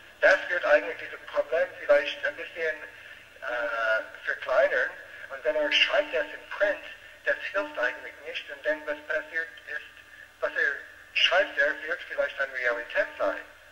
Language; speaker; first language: German; non-native, learner; English